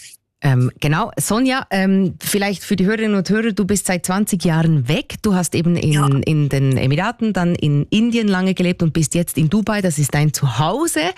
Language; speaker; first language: German; native; German